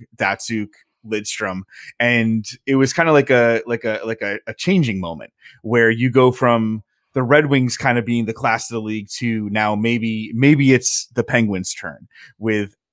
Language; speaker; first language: English; native; English